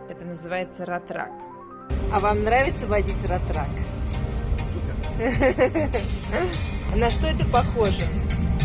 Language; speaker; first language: Russian; native; Russian